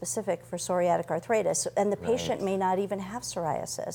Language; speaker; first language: English; native; English